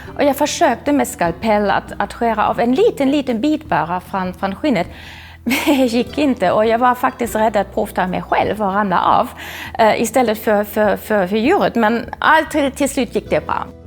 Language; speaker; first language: Swedish; non-native, fluent; German